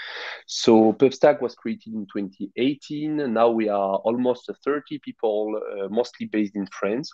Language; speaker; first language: English; non-native, fluent; French